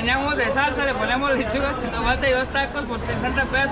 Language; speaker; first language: Spanish; native; Spanish